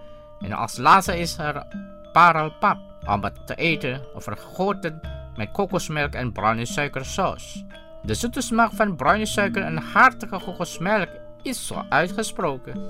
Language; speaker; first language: Dutch; non-native, fluent; Indonesian